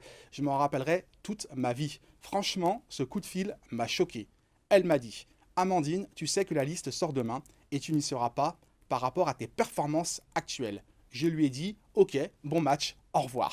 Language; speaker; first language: French; native; French